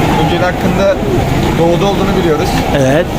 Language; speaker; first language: Turkish; native; Turkish